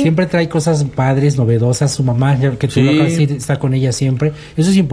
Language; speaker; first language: Spanish; native; Spanish